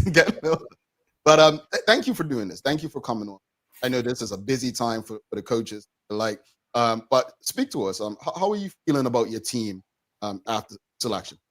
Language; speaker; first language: English; native; English